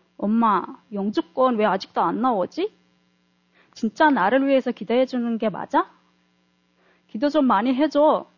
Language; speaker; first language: Korean; non-native, fluent; Turkmen